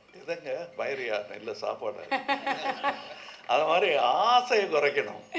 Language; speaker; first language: Tamil; native; Tamil